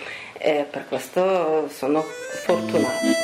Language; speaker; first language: Italian; non-native, learner; Russian